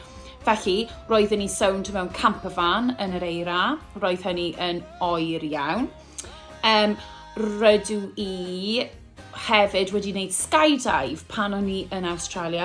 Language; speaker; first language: Welsh; native; Welsh